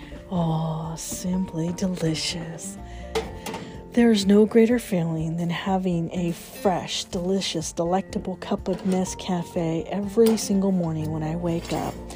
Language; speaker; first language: English; native; English